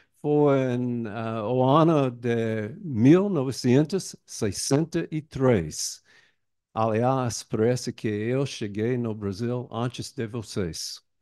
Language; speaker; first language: Portuguese; non-native, learner; English